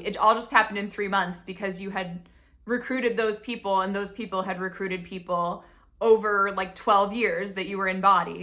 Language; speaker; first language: English; native; English